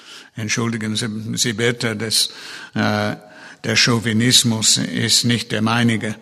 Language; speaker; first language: German; non-native, fluent; English